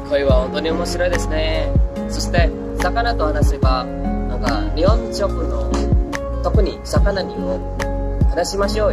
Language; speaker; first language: Japanese; non-native, learner; Indonesian